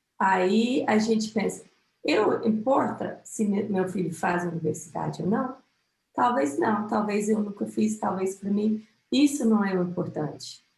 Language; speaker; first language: Portuguese; non-native, fluent; English